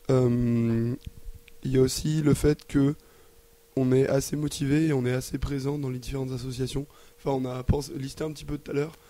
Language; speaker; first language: French; native; French